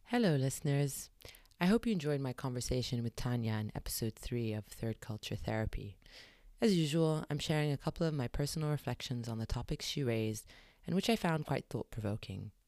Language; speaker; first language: English; early bilingual, other home language; Arabic